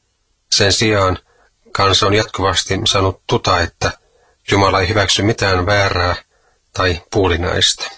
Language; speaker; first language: Finnish; native; Finnish